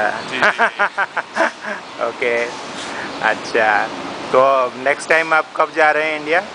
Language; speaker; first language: Hindi; native; Hindi